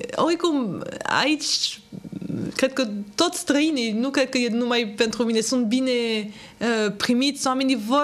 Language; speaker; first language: Romanian; non-native, fluent; French